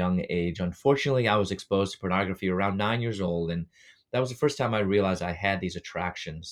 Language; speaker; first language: English; native; English